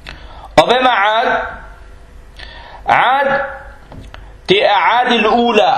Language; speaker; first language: Danish; non-native, fluent; Arabic